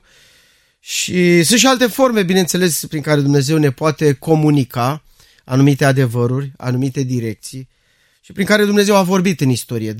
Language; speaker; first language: Romanian; native; Romanian